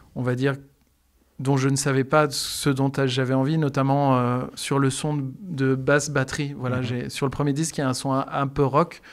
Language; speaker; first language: French; native; French